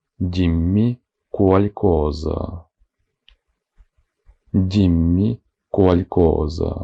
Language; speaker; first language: Italian; non-native, fluent; Ukrainian